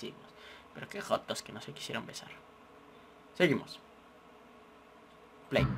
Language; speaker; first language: Spanish; native; Spanish